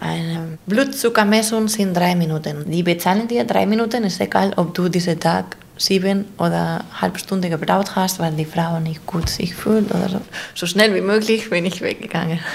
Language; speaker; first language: German; non-native, learner; Spanish